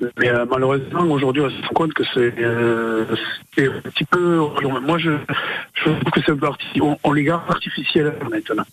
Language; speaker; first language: French; native; French